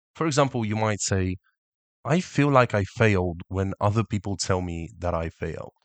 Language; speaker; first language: English; early bilingual, other home language; Romanian